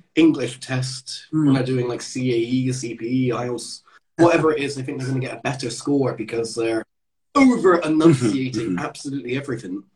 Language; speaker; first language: English; native; English